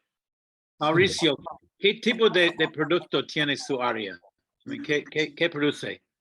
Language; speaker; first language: Spanish; non-native, fluent; English